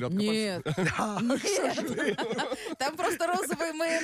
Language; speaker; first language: Russian; native; Russian